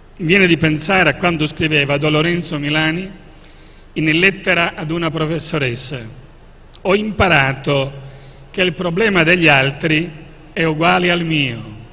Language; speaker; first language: Italian; native; Italian